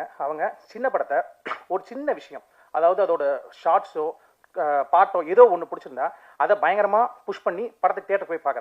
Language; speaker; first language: Tamil; native; Tamil